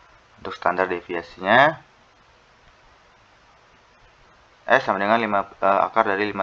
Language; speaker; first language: Indonesian; native; Indonesian